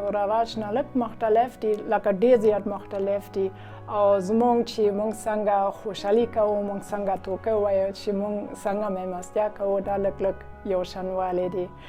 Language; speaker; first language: Pashto; non-native, fluent; German